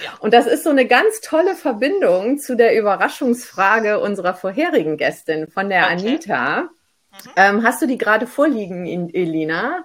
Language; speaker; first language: German; native; German